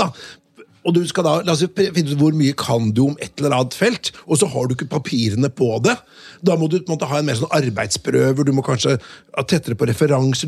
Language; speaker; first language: Norwegian; native; Norwegian